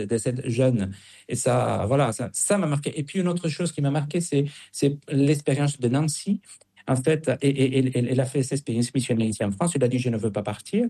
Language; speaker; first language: French; non-native, fluent; Spanish